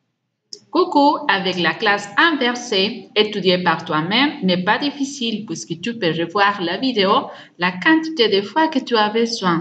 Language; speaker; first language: French; non-native, fluent; Spanish